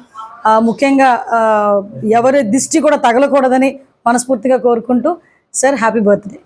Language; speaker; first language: Telugu; native; Telugu